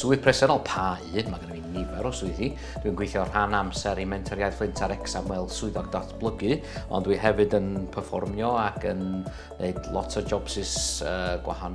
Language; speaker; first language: Welsh; non-native, local second language; English